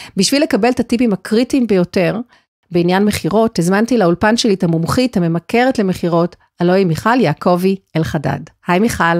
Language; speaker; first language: Hebrew; native; Hebrew